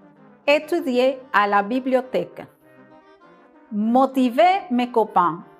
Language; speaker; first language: French; non-native, fluent; Spanish